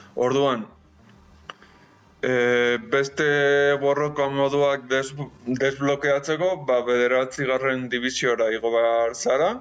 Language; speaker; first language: Basque; non-native, fluent; Spanish